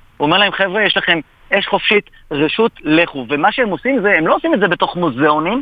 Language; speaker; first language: Hebrew; native; Hebrew